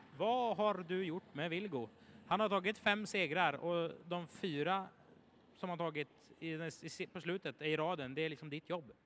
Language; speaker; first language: Swedish; native; Swedish